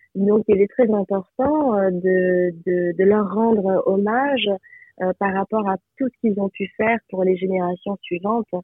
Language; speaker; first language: French; early bilingual, other home language; Japanese